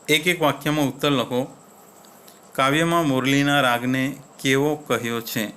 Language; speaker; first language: Hindi; non-native, local second language; Gujarati